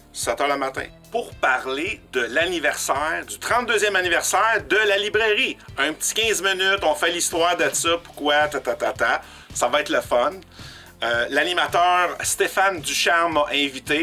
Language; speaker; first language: French; native; French